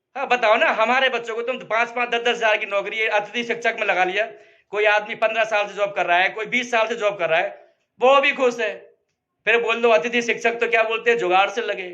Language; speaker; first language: Hindi; native; Hindi